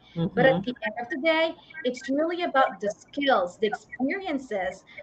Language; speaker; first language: English; non-native, local second language; Iloko